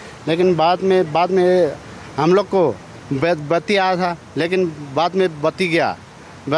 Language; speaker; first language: Hindi; non-native, learner; Nepali